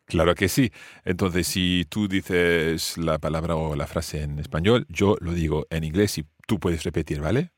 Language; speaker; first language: Spanish; non-native, fluent; English